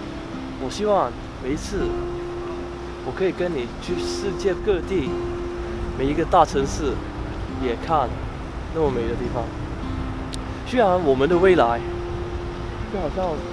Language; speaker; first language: Chinese; non-native, local second language; Cantonese